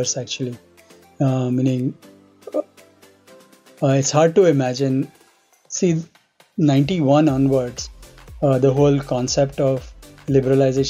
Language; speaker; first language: English; non-native, local second language; Hindi